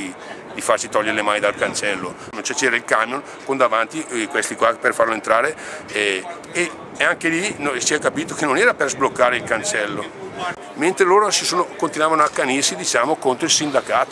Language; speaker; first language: Italian; native; Italian